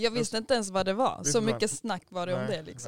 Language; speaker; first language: Swedish; early bilingual, other home language; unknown